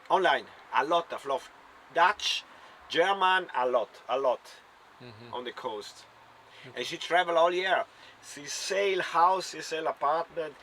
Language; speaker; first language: English; non-native, learner; German